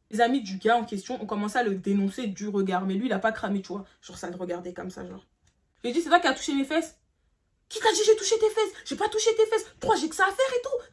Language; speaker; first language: French; early bilingual, other home language; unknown